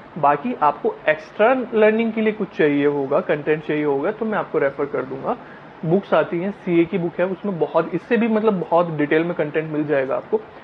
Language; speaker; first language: Hindi; native; Hindi